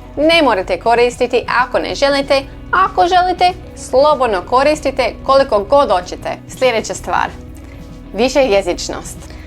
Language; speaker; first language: Croatian; non-native, learner; English